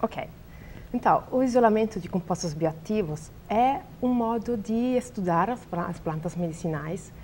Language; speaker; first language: Portuguese; non-native, learner; Italian